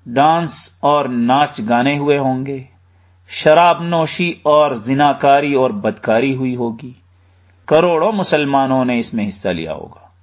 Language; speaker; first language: Urdu; native; Urdu